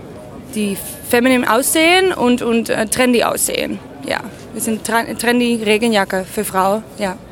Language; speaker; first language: German; non-native, learner; Dutch